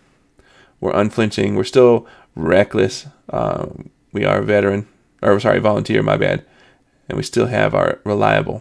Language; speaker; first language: English; native; English